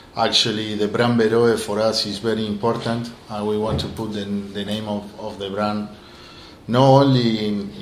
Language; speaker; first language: English; non-native, fluent; Spanish